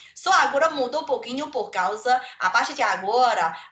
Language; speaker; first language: Portuguese; non-native, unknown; Chinese